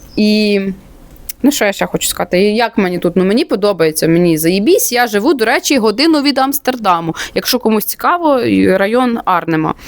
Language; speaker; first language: Ukrainian; non-native, local second language; Russian